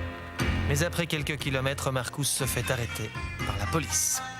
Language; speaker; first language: French; native; French